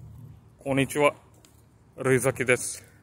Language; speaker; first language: Japanese; non-native, learner; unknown